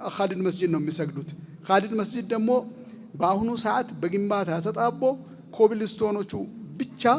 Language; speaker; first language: Amharic; native; Amharic